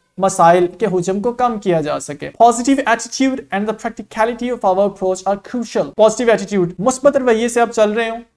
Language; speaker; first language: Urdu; non-native, local second language; Punjabi